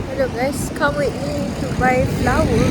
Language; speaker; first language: English; non-native, local second language; Malay